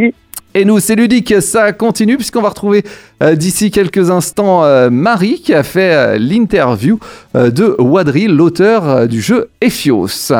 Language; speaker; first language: French; native; French